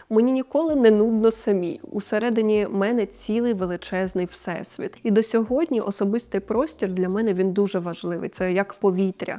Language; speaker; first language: Ukrainian; non-native, local second language; Russian